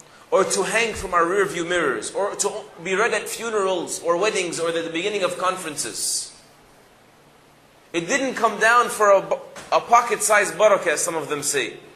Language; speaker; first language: English; early bilingual, other home language; Arabic